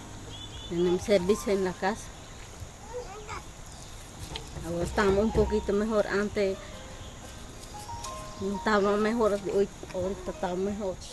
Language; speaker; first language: Spanish; non-native, local second language; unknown